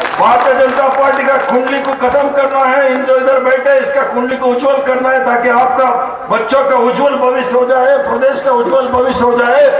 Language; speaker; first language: Hindi; non-native, local second language; Kannada